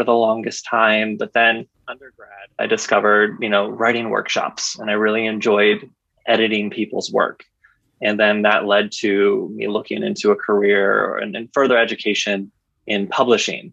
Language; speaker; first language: English; native; English